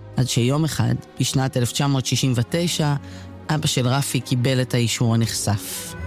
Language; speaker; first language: Hebrew; native; Hebrew